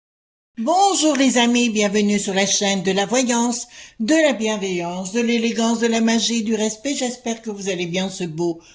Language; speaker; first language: French; native; French